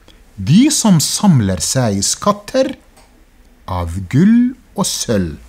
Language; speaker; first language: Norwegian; non-native, fluent; Arabic